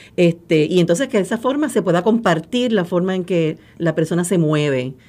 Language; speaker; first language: Spanish; native; Spanish